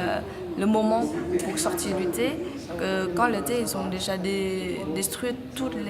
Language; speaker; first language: French; non-native, fluent; Vietnamese